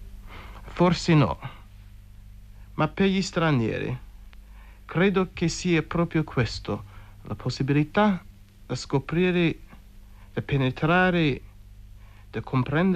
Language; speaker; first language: Italian; non-native, fluent; English